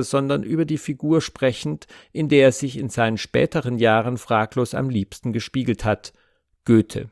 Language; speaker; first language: German; native; German